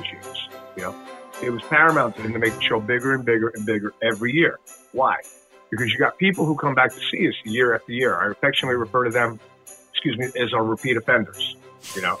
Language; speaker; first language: English; native; English